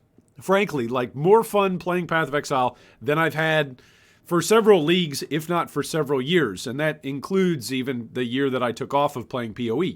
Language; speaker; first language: English; native; English